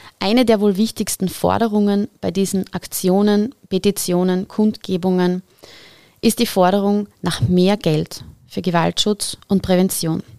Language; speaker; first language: German; native; German